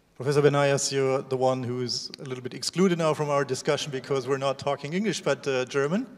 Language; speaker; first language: English; non-native, fluent; German